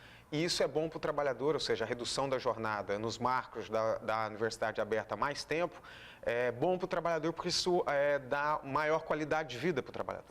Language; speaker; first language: Portuguese; native; Portuguese